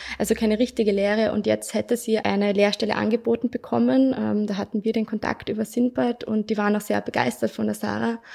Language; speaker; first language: German; native; German